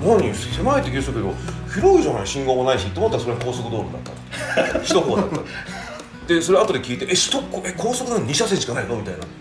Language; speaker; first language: Japanese; early bilingual, heritage; Japanese